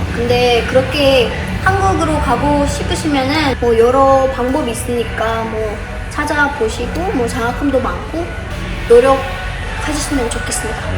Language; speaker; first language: Korean; non-native, fluent; Indonesian